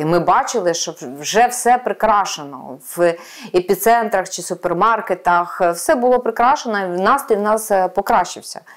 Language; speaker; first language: Ukrainian; non-native, local second language; Russian